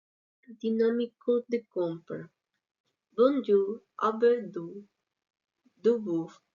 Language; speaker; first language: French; non-native, learner; Spanish